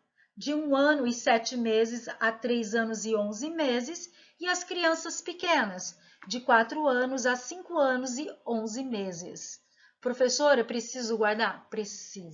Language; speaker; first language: Portuguese; native; Portuguese